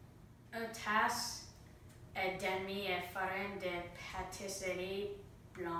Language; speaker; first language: French; non-native, learner; English